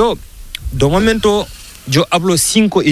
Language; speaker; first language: Spanish; non-native, learner; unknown